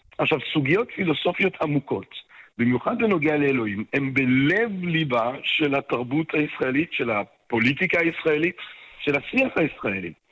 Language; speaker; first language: Hebrew; non-native, fluent; French